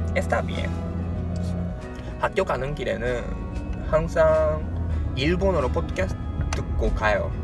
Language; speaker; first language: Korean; non-native, fluent; Japanese